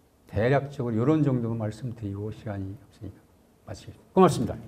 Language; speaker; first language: Korean; native; Korean